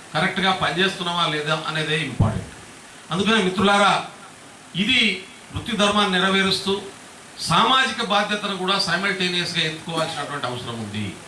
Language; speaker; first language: Telugu; non-native, local second language; Lambadi